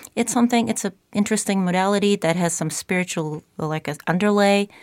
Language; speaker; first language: English; non-native, fluent; Czech